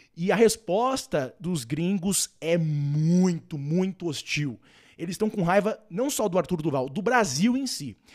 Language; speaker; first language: Portuguese; native; Portuguese